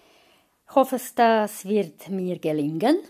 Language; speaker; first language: German; non-native, fluent; Croatian